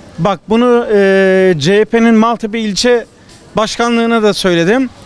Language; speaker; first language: Turkish; native; Turkish